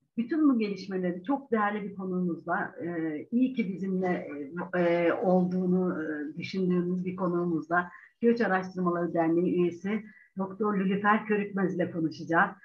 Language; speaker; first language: Turkish; native; Turkish